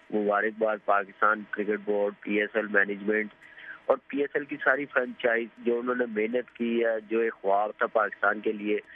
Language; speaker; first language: Urdu; non-native, local second language; Punjabi